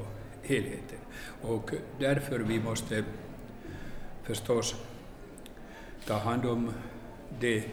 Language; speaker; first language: Swedish; non-native, local second language; Finnish